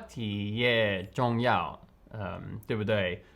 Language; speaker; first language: Chinese; non-native, learner; English